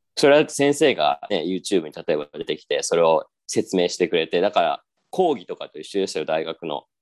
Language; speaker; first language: Japanese; native; Japanese